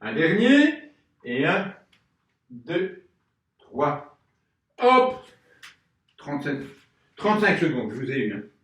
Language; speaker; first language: French; native; French